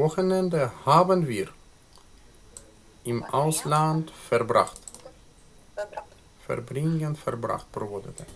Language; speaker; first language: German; non-native, fluent; Ukrainian